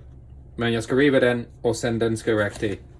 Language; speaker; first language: Swedish; non-native, fluent; English